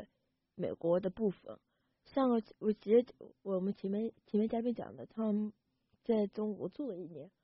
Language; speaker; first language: Chinese; early bilingual, heritage; Chinese